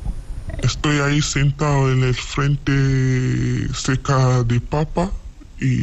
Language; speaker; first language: Spanish; non-native, learner; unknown